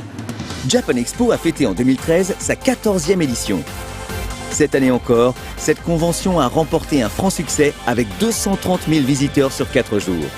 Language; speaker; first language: French; native; French